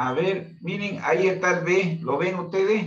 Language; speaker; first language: Spanish; native; Spanish